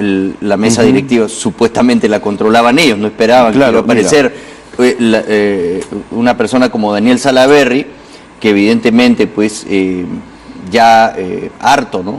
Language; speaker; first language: Spanish; native; Spanish